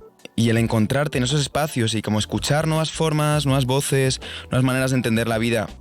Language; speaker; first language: Spanish; native; Spanish